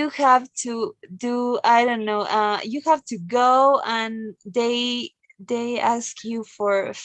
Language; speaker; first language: English; non-native, learner; Spanish